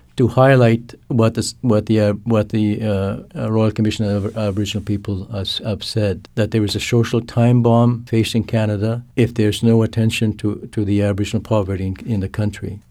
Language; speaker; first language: English; non-native, fluent; Cree